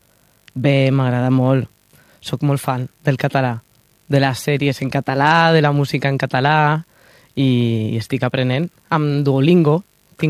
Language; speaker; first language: Catalan; non-native, learner; Spanish